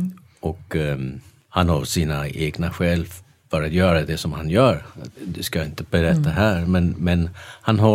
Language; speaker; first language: Swedish; non-native, fluent; Danish